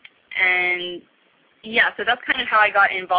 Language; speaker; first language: English; native; English